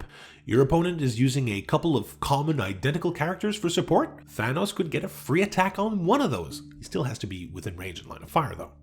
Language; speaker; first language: English; native; English